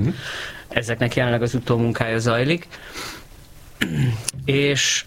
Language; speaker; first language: Hungarian; native; Hungarian